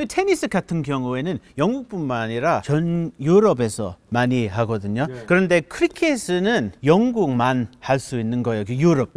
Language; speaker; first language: Korean; non-native, fluent; English